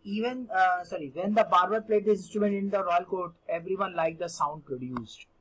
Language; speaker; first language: English; non-native, local second language; Hindi